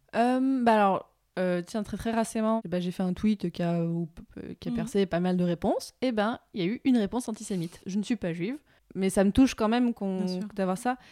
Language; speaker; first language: French; native; French